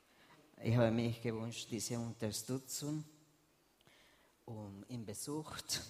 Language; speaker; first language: German; non-native, fluent; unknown